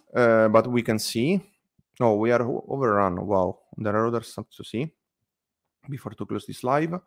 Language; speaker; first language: English; non-native, learner; Italian